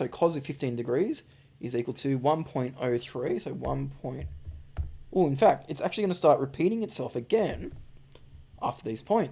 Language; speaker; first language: English; native; English